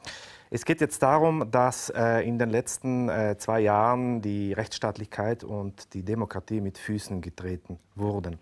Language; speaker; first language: German; native; German